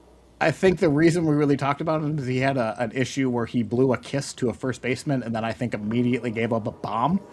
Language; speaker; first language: English; native; English